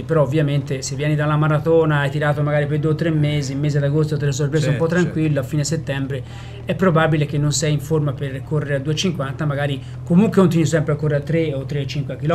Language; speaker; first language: Italian; native; Italian